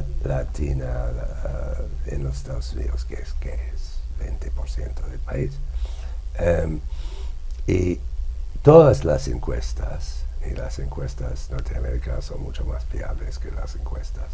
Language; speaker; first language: Spanish; non-native, fluent; English